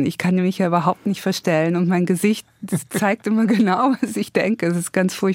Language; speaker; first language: German; native; German